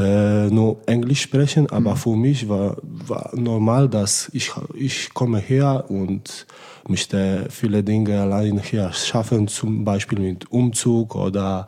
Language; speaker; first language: German; non-native, learner; Polish